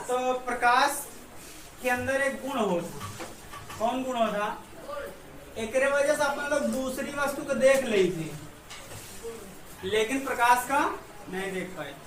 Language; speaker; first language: Hindi; native; Hindi